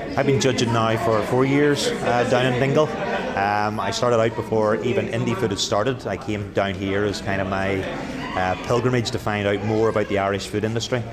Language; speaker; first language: English; native; English